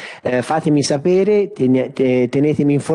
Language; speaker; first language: Italian; native; Italian